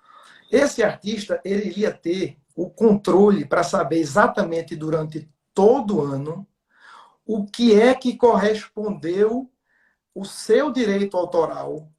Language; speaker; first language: Portuguese; native; Portuguese